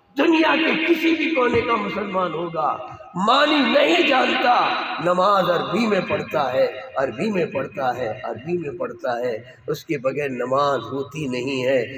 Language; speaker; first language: Urdu; non-native, local second language; Gujarati